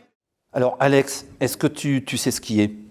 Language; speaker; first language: French; native; French